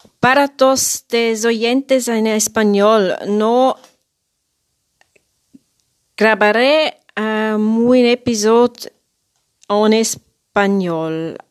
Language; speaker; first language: Spanish; non-native, learner; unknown